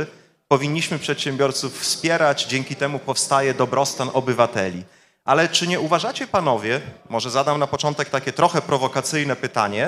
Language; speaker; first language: Polish; native; Polish